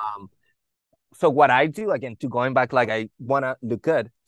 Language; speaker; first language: English; non-native, fluent; Spanish